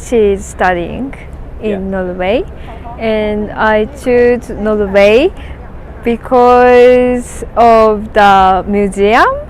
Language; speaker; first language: English; non-native, learner; Japanese